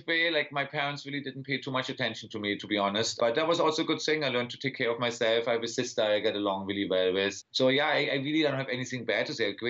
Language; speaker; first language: English; non-native, fluent; German